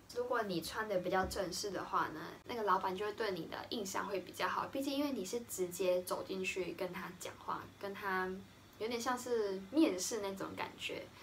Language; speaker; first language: Chinese; native; Chinese